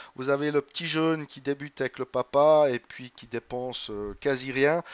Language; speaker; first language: French; native; French